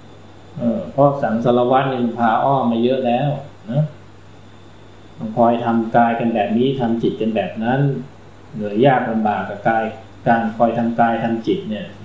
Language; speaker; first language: Thai; native; Thai